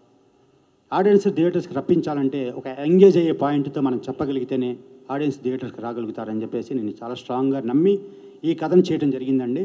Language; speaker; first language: Telugu; native; Telugu